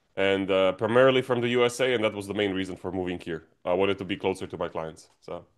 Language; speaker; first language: English; non-native, fluent; Croatian